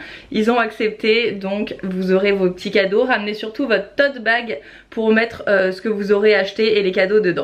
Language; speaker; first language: French; native; French